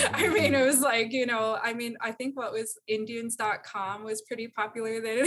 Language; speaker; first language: English; native; English